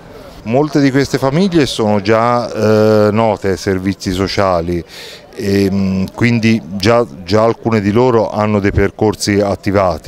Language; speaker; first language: Italian; native; Italian